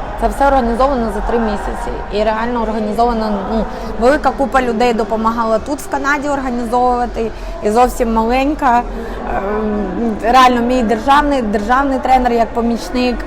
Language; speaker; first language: Ukrainian; native; Ukrainian